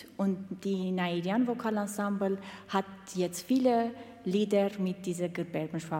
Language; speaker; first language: German; non-native, fluent; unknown